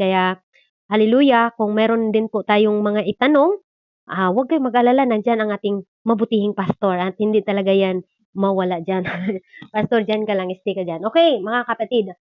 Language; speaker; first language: Filipino; non-native, local second language; Cebuano